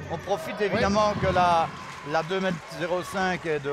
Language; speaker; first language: French; native; French